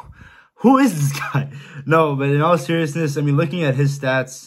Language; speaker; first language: English; native; English